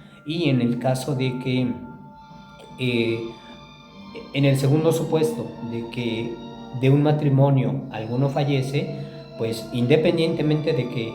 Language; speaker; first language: Spanish; native; Spanish